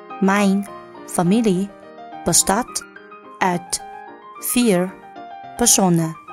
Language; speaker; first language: Dutch; non-native, learner; Chinese